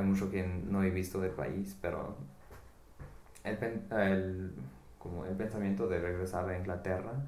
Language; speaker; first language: Spanish; non-native, fluent; English